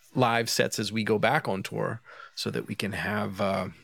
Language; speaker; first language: English; native; English